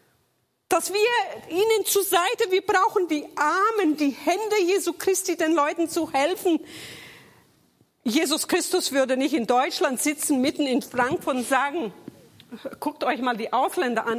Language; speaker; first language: German; non-native, fluent; Portuguese